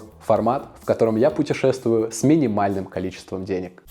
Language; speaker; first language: Russian; native; Russian